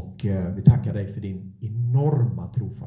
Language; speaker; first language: Swedish; non-native, fluent; English